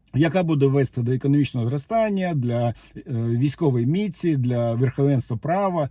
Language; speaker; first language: Ukrainian; native; Ukrainian